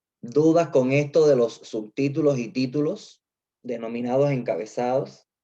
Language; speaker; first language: Spanish; native; Spanish